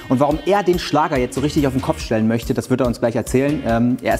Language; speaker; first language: German; native; German